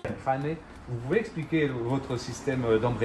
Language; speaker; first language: French; native; French